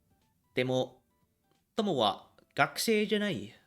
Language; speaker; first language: Japanese; non-native, learner; English